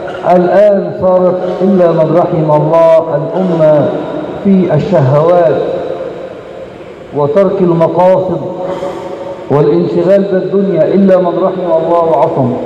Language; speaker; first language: Arabic; native; Arabic